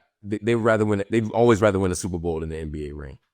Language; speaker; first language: English; native; English